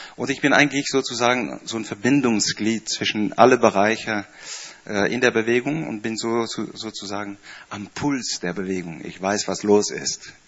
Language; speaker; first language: German; non-native, fluent; Dutch